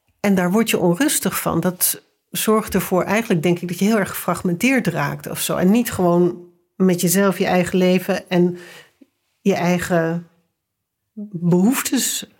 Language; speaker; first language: Dutch; native; Dutch